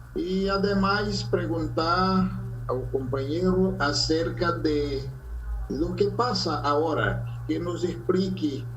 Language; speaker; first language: Spanish; non-native, fluent; Portuguese